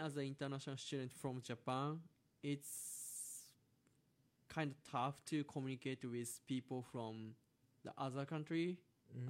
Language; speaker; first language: English; non-native, learner; Japanese